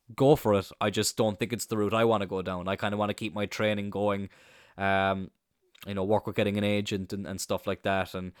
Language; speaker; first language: English; native; English